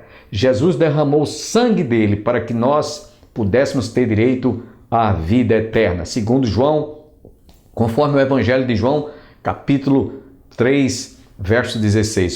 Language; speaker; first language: Portuguese; native; Portuguese